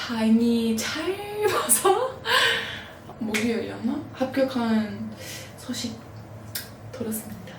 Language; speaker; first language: Korean; non-native, fluent; English